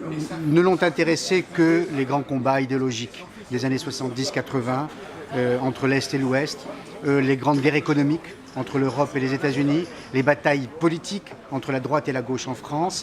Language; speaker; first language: French; native; French